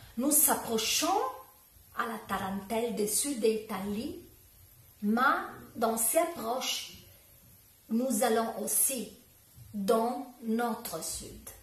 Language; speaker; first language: French; non-native, learner; Italian